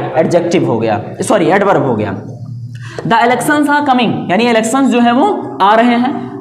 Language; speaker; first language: Hindi; native; Hindi